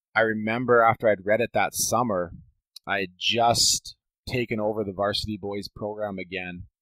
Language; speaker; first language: English; native; English